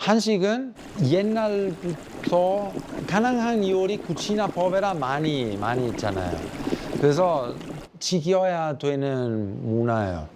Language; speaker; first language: Korean; non-native, fluent; Italian